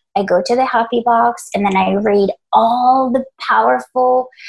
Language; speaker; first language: English; early bilingual, other home language; Spanish